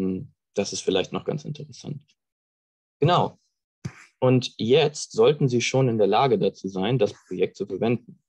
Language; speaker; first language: German; native; German